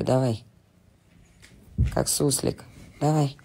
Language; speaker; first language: Russian; native; Russian